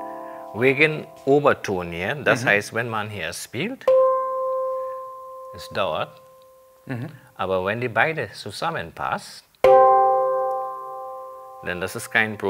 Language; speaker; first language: German; non-native, fluent; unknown